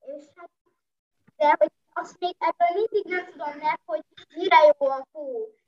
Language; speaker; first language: Hungarian; early bilingual, heritage; Hungarian